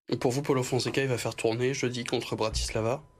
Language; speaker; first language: French; native; French